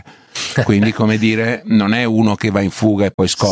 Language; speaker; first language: Italian; native; Italian